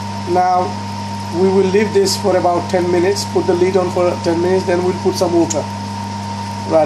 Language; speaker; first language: English; non-native, local second language; Sylheti